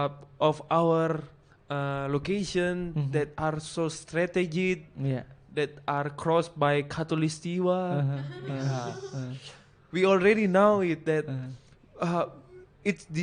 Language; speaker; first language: English; non-native, fluent; Indonesian